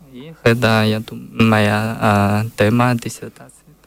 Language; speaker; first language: Belarusian; non-native, learner; Chinese